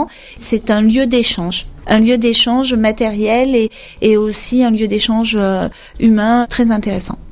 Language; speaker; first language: French; native; French